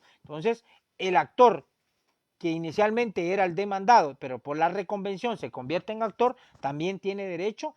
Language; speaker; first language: Spanish; native; Spanish